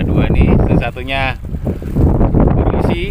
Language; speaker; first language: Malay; non-native, local second language; Javanese